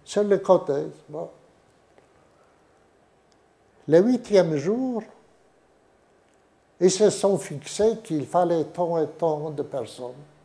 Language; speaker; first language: French; non-native, fluent; Yiddish